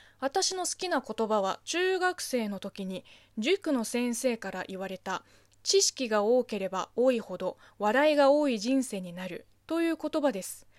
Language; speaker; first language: Japanese; non-native, fluent; Chinese